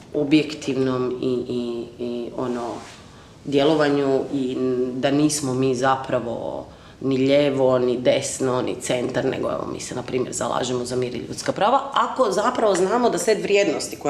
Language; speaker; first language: Croatian; native; Croatian